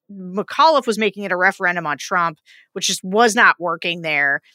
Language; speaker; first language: English; native; English